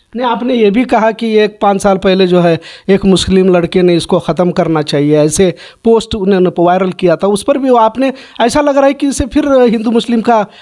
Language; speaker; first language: Hindi; non-native, local second language; Urdu